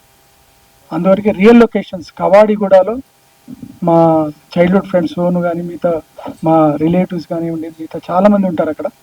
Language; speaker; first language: Telugu; native; Telugu